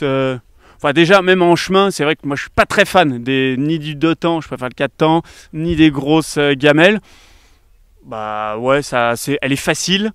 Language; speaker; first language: French; native; French